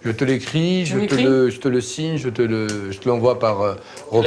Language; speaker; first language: French; native; French